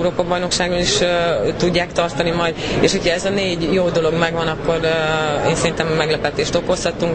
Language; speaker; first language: Hungarian; native; Hungarian